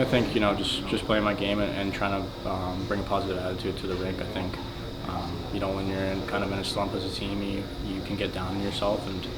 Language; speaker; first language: English; native; English